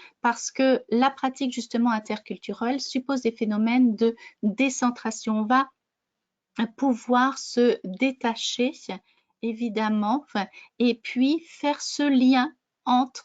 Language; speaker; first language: French; native; French